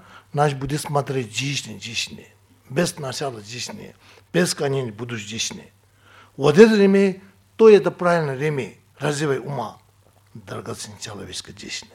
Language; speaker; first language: Russian; non-native, fluent; Tibetan